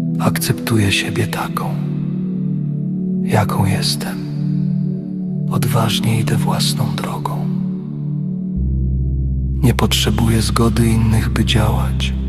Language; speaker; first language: Polish; native; Polish